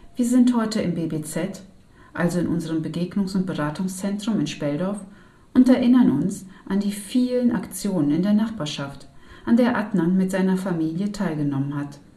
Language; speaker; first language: German; native; German